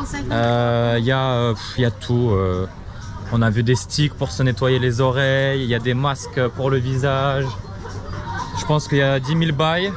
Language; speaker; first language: French; early bilingual, other home language; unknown